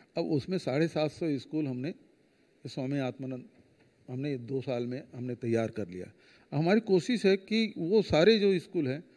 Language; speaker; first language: Hindi; native; Hindi